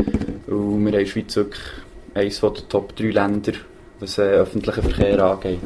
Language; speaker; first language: German; native; German